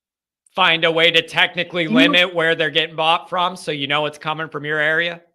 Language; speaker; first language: English; native; English